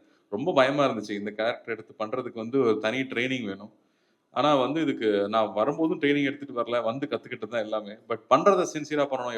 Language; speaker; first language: Tamil; native; Tamil